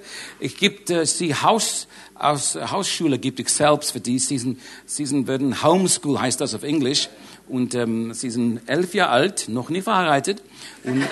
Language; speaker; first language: German; non-native, learner; English